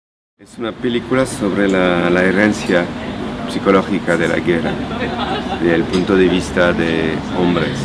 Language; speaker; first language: Spanish; non-native, fluent; French